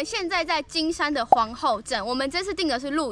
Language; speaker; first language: Chinese; native; Chinese